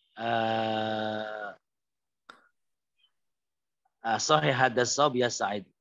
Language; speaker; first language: Arabic; non-native, learner; Indonesian